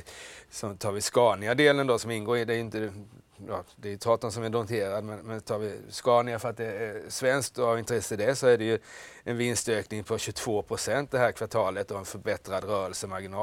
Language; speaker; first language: Swedish; native; Swedish